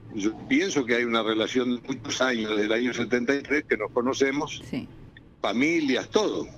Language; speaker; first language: Spanish; native; Spanish